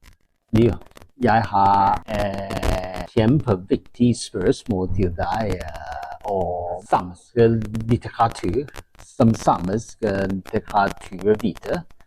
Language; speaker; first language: Norwegian; non-native, learner; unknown